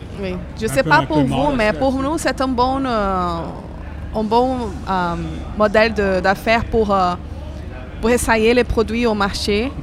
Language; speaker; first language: French; non-native, fluent; Portuguese